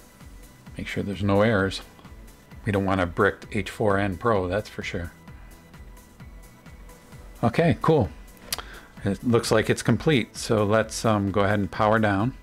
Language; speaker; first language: English; native; English